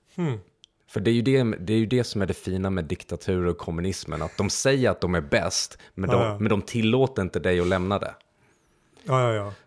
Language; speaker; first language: Swedish; early bilingual, other home language; Hungarian